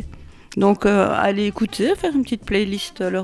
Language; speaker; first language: French; native; French